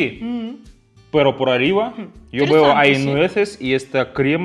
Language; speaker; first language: Spanish; non-native, fluent; Russian